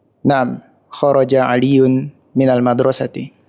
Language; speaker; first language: Arabic; non-native, learner; Russian